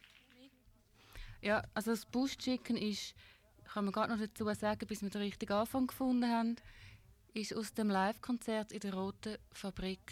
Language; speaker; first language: German; native; German